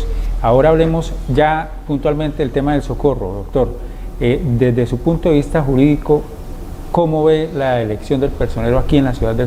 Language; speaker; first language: Spanish; native; Spanish